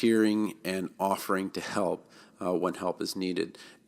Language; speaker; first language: English; native; English